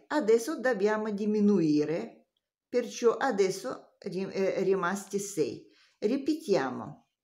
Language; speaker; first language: Italian; non-native, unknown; Russian